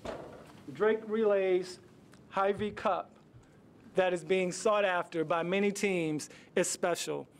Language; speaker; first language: English; native; English